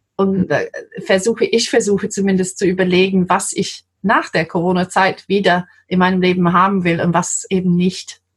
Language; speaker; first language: German; non-native, fluent; English